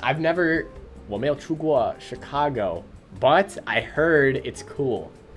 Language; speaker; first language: English; native; English